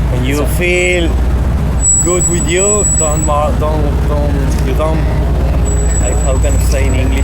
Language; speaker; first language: English; non-native, learner; Spanish